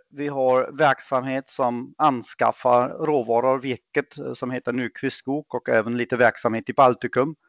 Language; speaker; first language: Swedish; non-native, fluent; German